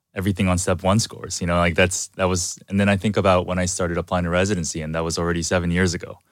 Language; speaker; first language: English; early bilingual, other home language; Korean